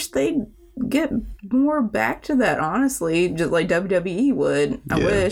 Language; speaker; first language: English; native; English